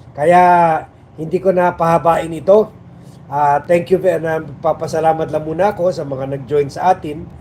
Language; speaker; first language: Filipino; non-native, local second language; Chavacano